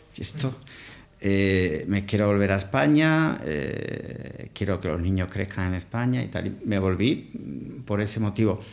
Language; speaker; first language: Spanish; native; Spanish